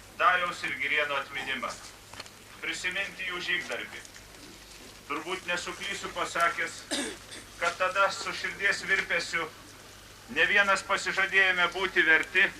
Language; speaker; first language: Lithuanian; native; Lithuanian